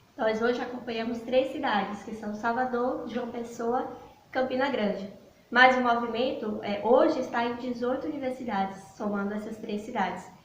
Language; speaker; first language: Portuguese; native; Portuguese